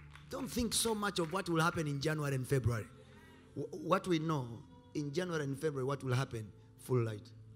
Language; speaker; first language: English; non-native, local second language; Swahili